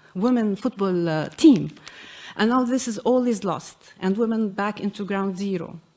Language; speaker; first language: English; non-native, fluent; Arabic